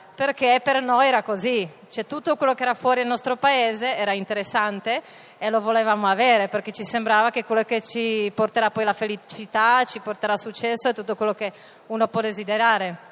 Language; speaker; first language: Italian; non-native, fluent; Czech